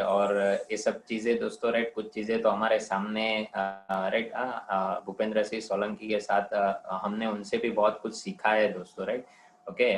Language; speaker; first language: Hindi; non-native, local second language; Gujarati